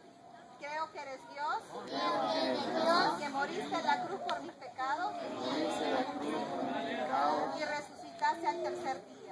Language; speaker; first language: Spanish; native; Spanish